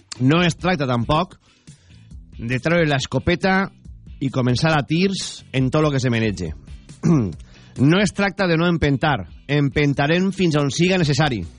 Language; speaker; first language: Catalan; native; Catalan